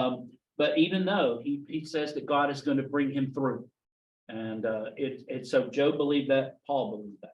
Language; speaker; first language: English; native; English